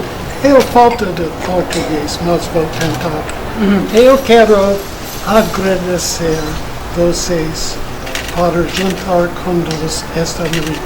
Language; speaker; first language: Portuguese; non-native, learner; English